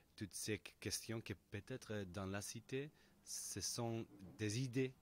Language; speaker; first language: French; non-native, learner; Spanish